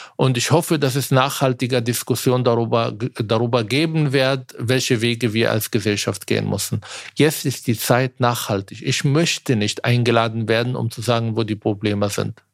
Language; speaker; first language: German; non-native, fluent; Arabic